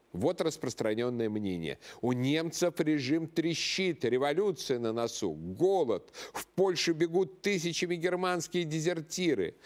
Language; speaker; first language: Russian; native; Russian